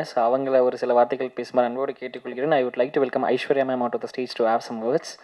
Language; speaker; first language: Tamil; native; Tamil